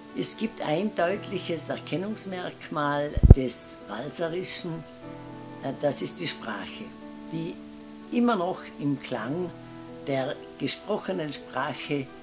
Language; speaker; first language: German; native; German